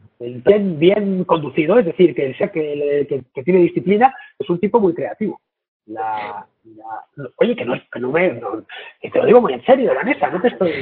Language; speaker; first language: Spanish; native; Spanish